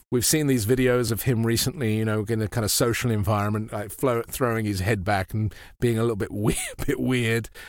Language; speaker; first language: English; native; English